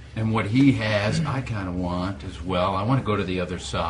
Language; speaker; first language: English; native; English